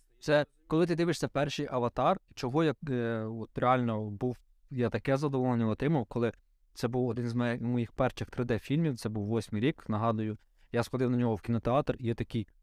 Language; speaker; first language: Ukrainian; native; Ukrainian